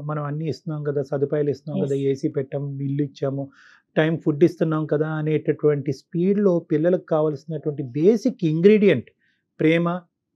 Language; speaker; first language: Telugu; native; Telugu